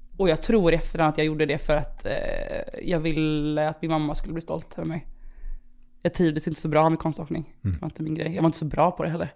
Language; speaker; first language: Swedish; early bilingual, other home language; Romanian